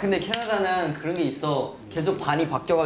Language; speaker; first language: Korean; native; Korean